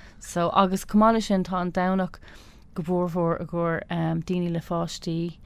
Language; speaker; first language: Irish; non-native, local second language; English